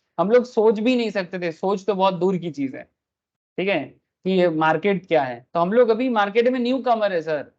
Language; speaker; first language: Hindi; non-native, local second language; Bangla